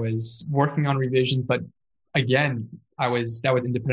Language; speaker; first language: English; native; English